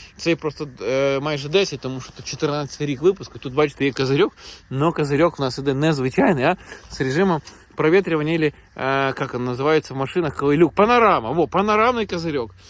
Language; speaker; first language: Ukrainian; native; Ukrainian